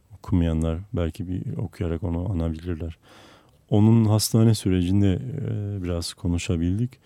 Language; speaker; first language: Turkish; non-native, local second language; Armenian